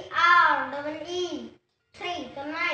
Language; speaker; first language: English; non-native, learner; Thai